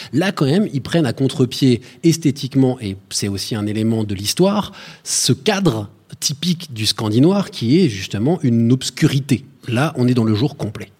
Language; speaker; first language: French; native; French